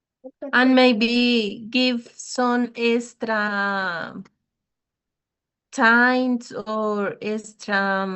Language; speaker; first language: English; non-native, learner; Spanish